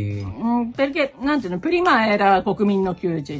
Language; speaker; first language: Italian; non-native, learner; Japanese